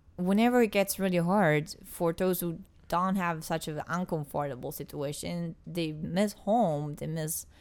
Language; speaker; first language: English; non-native, fluent; Italian